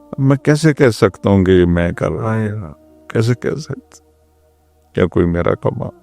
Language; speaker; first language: Urdu; non-native, local second language; Punjabi